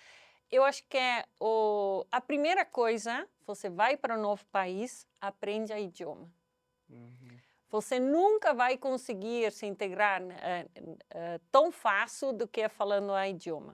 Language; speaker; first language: Portuguese; non-native, fluent; Dutch